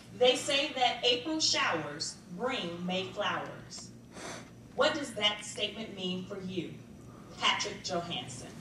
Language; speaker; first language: English; native; English